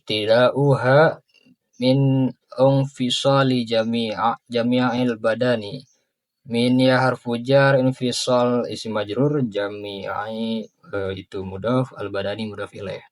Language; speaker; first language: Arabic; non-native, learner; Indonesian